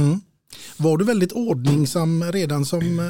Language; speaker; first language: Swedish; native; Swedish